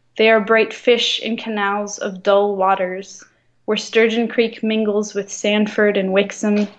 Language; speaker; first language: English; native; English